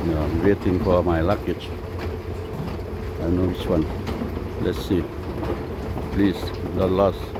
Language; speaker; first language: English; non-native, local second language; Lao